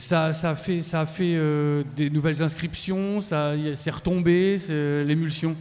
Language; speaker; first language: French; native; French